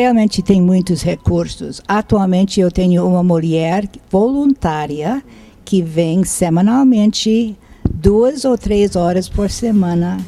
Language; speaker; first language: Portuguese; non-native, fluent; English